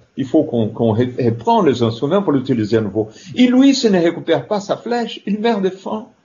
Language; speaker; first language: French; non-native, fluent; Portuguese